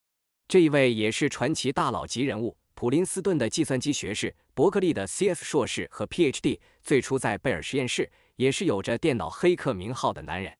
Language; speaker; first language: Chinese; native; Chinese